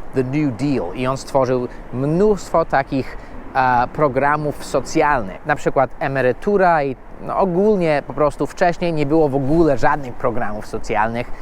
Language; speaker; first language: Polish; non-native, fluent; English